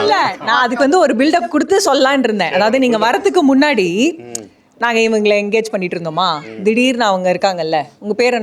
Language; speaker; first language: Tamil; native; Tamil